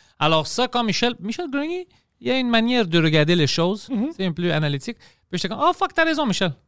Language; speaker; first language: French; non-native, fluent; Greek